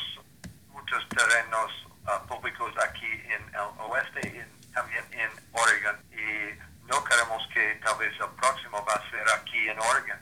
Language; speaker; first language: Spanish; non-native, learner; English